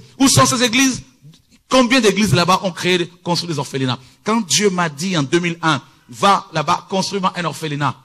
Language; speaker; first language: French; early bilingual, other home language; Lingala